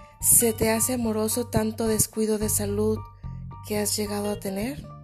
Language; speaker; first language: Spanish; native; Spanish